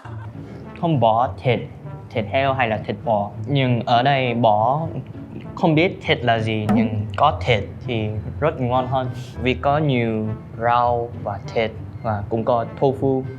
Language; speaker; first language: Vietnamese; non-native, learner; Korean